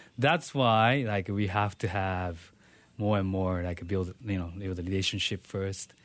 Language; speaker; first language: English; non-native, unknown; Japanese